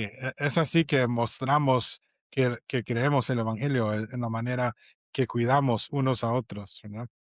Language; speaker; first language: Spanish; non-native, fluent; English